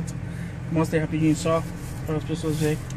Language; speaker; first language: Portuguese; native; Portuguese